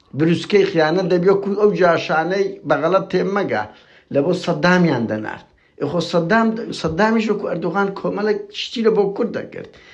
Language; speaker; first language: Central Kurdish; native; Central Kurdish